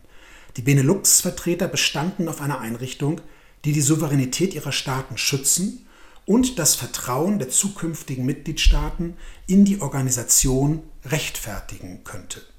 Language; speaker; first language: German; native; German